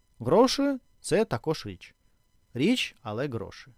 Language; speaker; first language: Ukrainian; non-native, learner; Russian